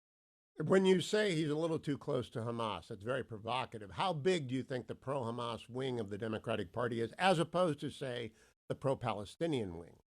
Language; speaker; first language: English; native; English